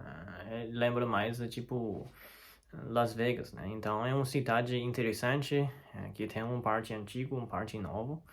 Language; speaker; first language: Portuguese; non-native, fluent; Chinese